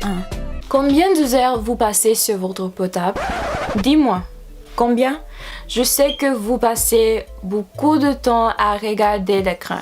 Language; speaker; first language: French; non-native, learner; English